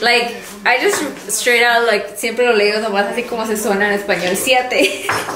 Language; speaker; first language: Spanish; early bilingual, heritage; Spanish